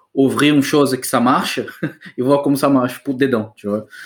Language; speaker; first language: French; non-native, fluent; Portuguese